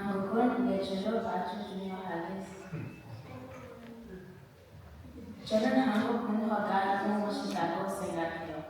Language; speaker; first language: Korean; non-native, learner; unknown